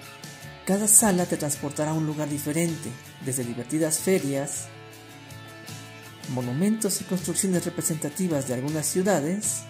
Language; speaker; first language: Spanish; native; Spanish